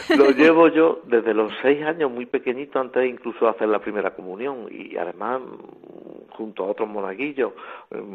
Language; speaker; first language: Spanish; native; Spanish